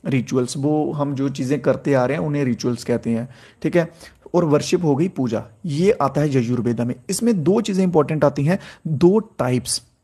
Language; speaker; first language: Hindi; native; Hindi